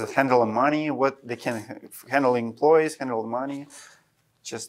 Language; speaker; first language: English; non-native, fluent; Russian